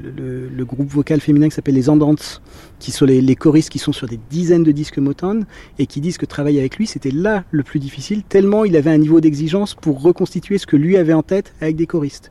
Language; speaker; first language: French; native; French